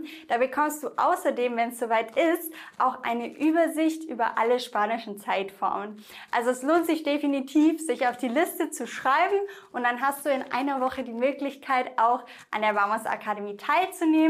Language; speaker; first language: German; native; German